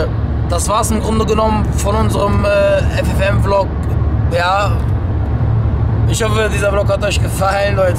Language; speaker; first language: German; native; German